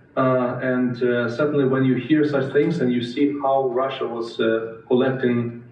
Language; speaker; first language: English; non-native, fluent; Ukrainian